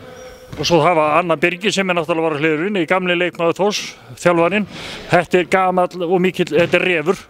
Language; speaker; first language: Icelandic; native; Icelandic